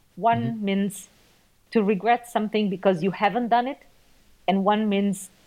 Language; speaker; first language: English; non-native, fluent; Italian